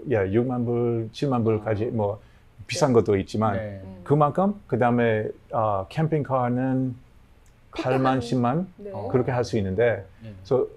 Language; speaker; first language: Korean; non-native, learner; English